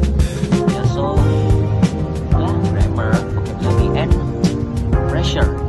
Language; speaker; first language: English; non-native, fluent; Indonesian